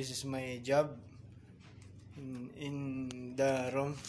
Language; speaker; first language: English; non-native, learner; Filipino